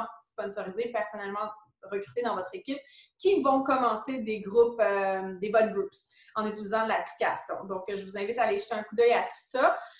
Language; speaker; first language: French; native; French